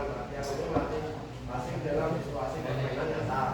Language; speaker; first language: Indonesian; native; Indonesian